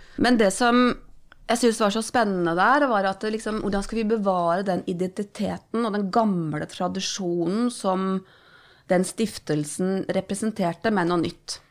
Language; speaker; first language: Norwegian; native; Norwegian